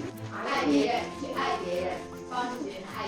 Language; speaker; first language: Chinese; native; Chinese